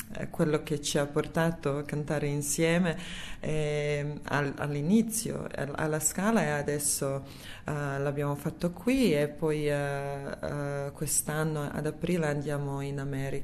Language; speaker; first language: Italian; non-native, fluent; Serbian